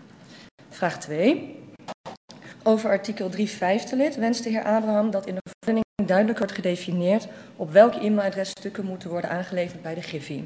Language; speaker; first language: Dutch; native; Dutch